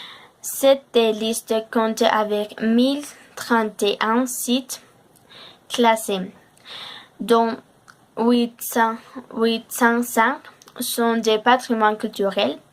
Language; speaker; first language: French; non-native, learner; Spanish